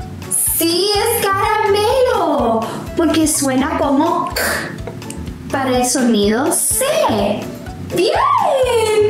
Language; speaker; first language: Spanish; non-native, fluent; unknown